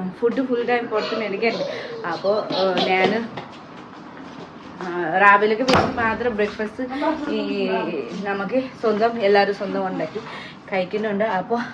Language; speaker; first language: Malayalam; non-native, learner; Nepali